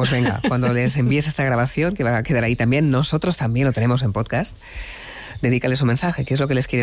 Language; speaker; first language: Spanish; native; Spanish